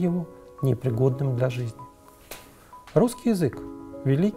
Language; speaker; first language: Russian; native; Russian